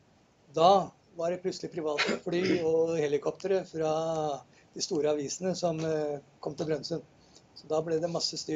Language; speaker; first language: Norwegian; native; Norwegian